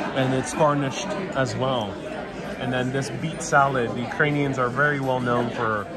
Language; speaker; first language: English; native; English